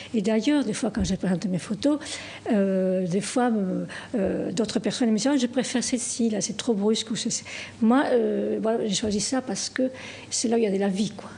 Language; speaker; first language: French; non-native, fluent; Spanish